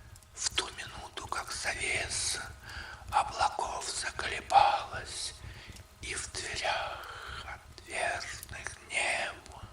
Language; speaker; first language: Russian; native; Russian